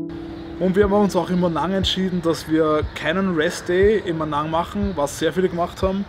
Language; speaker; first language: German; native; German